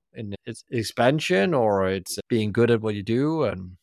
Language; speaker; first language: English; non-native, fluent; Danish